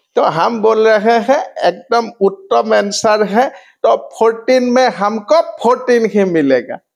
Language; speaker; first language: Hindi; non-native, local second language; Assamese